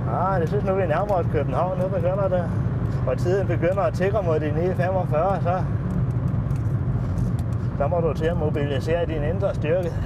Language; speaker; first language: Danish; native; Danish